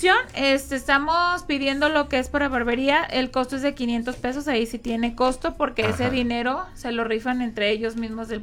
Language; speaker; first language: Spanish; native; Spanish